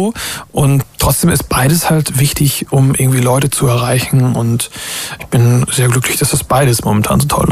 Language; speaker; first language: German; native; German